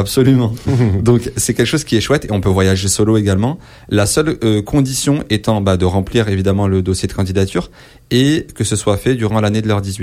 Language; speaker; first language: French; native; French